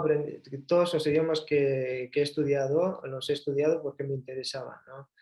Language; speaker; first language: Spanish; early bilingual, heritage; Spanish